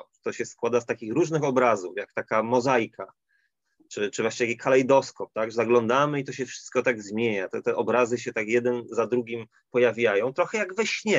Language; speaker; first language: Polish; native; Polish